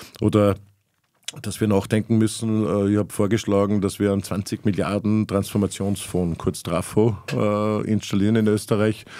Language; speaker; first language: German; native; German